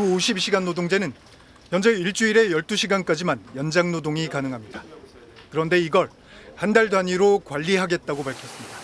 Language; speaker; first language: Korean; native; Korean